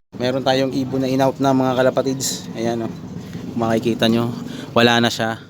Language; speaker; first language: Filipino; native; Filipino